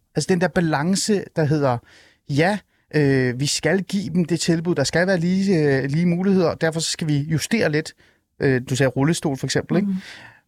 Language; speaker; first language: Danish; early bilingual, other home language; Persian